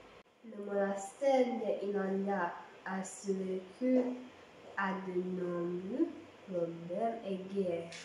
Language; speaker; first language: French; non-native, learner; Serbian